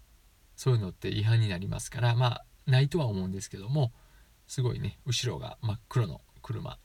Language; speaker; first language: Japanese; native; Japanese